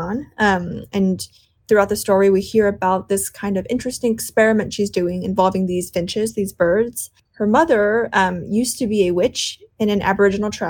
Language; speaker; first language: English; non-native, local second language; Cantonese